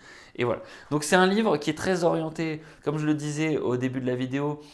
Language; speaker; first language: French; native; French